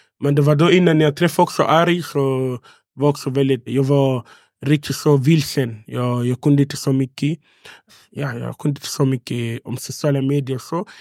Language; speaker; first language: Swedish; non-native, fluent; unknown